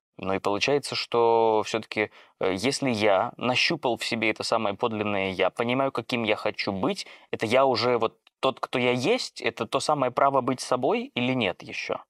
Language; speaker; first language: Russian; native; Russian